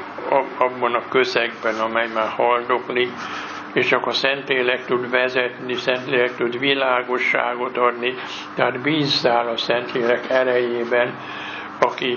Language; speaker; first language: Hungarian; native; Hungarian